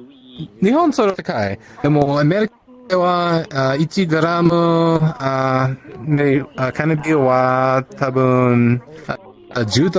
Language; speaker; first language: Japanese; non-native, learner; Spanish